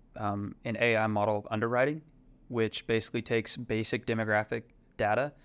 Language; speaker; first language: English; native; English